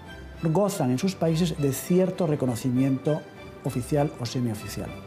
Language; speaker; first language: Spanish; native; Spanish